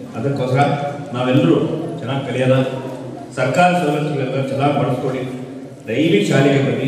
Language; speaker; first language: Kannada; native; Kannada